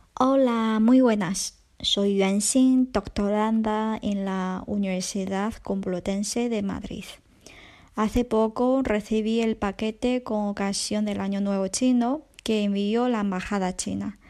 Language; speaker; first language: Spanish; non-native, fluent; Chinese